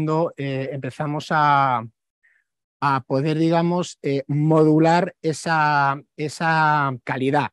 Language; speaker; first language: Spanish; native; Spanish